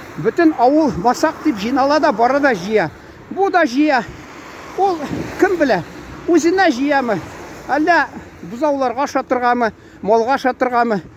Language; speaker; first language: Tatar; early bilingual, heritage; Tatar